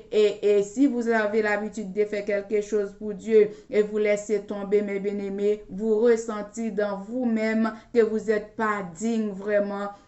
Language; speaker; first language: French; non-native, local second language; Haitian Creole